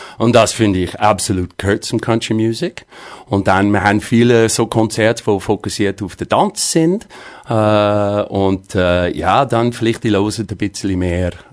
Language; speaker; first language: German; non-native, fluent; English